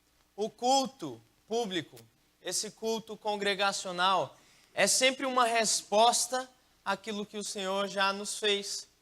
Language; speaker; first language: Portuguese; native; Portuguese